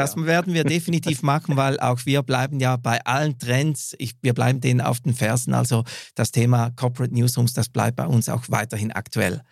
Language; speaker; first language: German; native; German